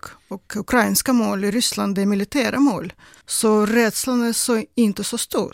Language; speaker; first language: Swedish; non-native, fluent; Russian